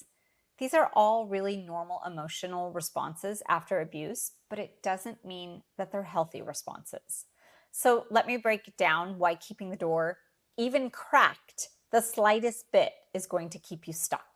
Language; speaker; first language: English; native; English